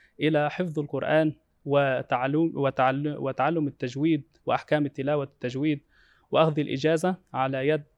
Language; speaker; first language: Arabic; native; Arabic